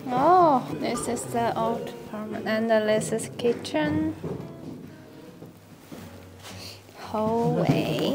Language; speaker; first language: English; non-native, learner; Chinese